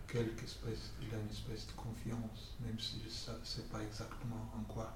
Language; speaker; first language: French; non-native, fluent; English